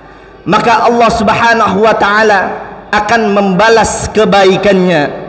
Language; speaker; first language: Indonesian; native; Indonesian